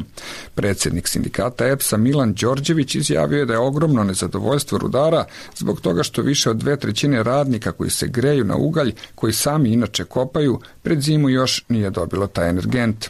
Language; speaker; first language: Croatian; native; Croatian